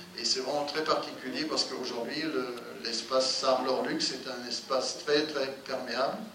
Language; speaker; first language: French; non-native, fluent; German